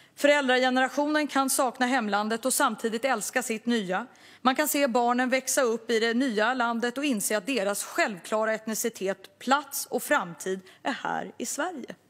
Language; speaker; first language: Swedish; non-native, local second language; Kurdish